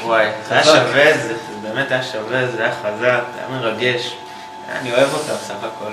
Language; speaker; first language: Hebrew; native; Hebrew